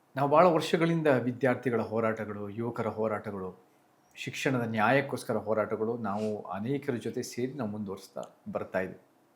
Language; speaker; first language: Kannada; early bilingual, heritage; Kannada